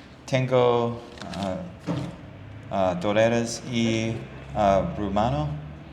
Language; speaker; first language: Spanish; non-native, learner; English